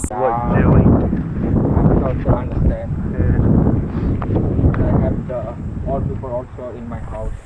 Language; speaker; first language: English; non-native, learner; Indonesian